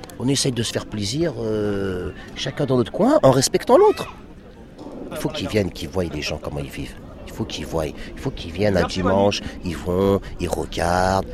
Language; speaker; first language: French; early bilingual, other home language; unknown